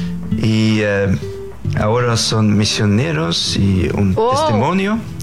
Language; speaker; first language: Spanish; non-native, fluent; Faroese